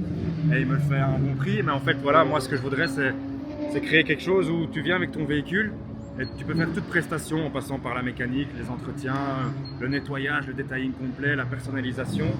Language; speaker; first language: French; native; French